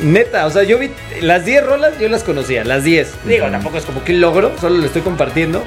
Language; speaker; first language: Spanish; native; Spanish